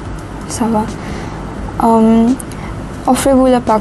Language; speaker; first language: French; non-native, learner; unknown